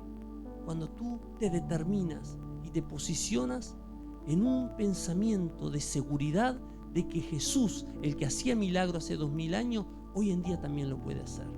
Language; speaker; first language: Spanish; native; Spanish